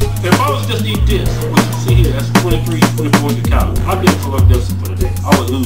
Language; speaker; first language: English; native; English